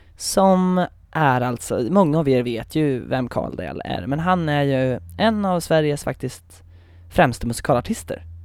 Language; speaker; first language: Swedish; native; Swedish